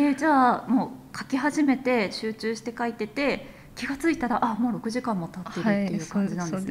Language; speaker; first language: Japanese; native; Japanese